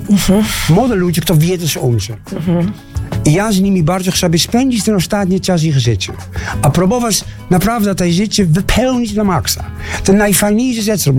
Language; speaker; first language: Polish; non-native, learner; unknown